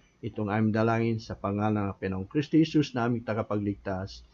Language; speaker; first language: Filipino; native; Filipino